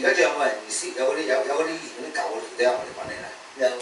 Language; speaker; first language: Cantonese; early bilingual, heritage; Cantonese